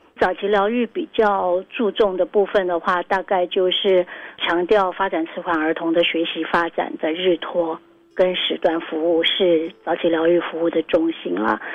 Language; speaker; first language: Chinese; native; Chinese